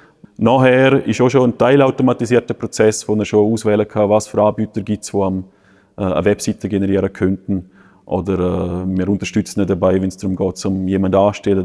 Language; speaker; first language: German; native; German